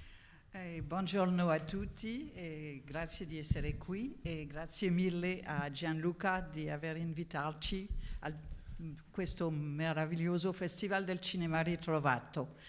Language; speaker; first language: Italian; non-native, fluent; French